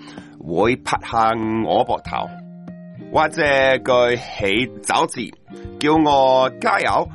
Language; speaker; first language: Cantonese; non-native, learner; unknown